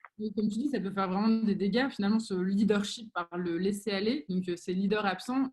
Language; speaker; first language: French; native; French